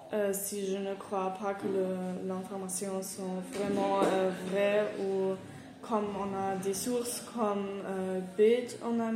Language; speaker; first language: French; non-native, learner; German